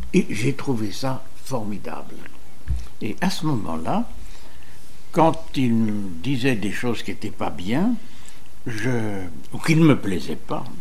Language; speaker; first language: French; native; French